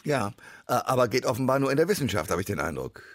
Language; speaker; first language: German; native; German